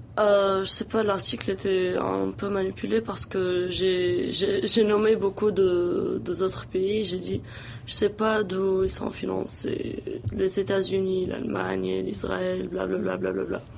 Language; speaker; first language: French; non-native, local second language; Arabic